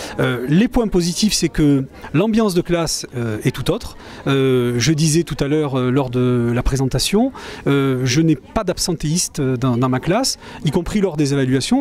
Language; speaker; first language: French; native; French